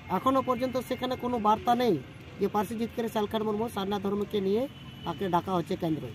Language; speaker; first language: Bangla; non-native, local second language; Santali